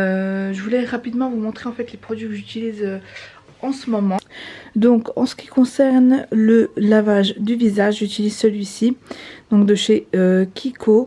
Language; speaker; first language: French; native; French